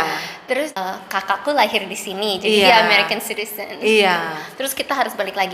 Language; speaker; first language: Indonesian; early bilingual, heritage; Indonesian